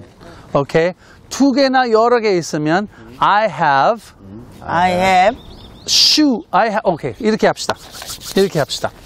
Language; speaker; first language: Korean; non-native, fluent; English